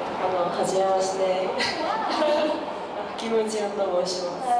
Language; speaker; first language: Japanese; non-native, learner; Korean